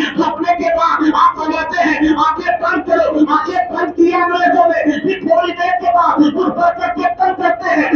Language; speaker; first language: Urdu; native; Urdu